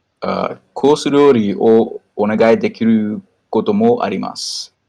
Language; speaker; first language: Japanese; non-native, learner; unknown